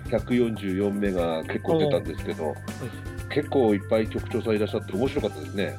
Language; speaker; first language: Japanese; native; Japanese